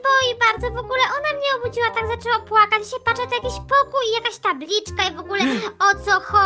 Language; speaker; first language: Polish; native; Polish